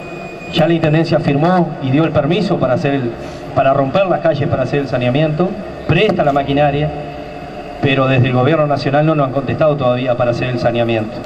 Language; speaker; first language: Spanish; native; Spanish